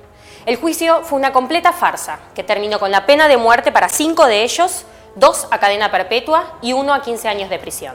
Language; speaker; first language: Spanish; native; Spanish